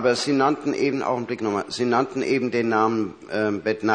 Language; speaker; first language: German; native; German